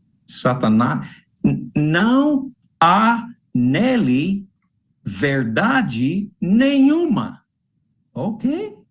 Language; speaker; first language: Portuguese; non-native, fluent; English